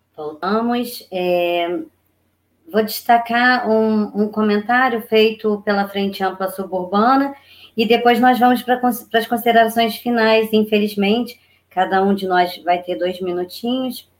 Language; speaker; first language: Portuguese; native; Portuguese